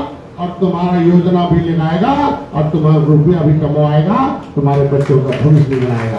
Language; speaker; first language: Hindi; native; Hindi